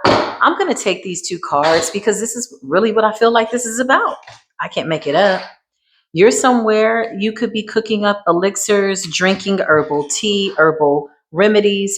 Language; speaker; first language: English; native; English